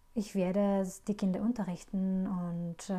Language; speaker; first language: German; non-native, fluent; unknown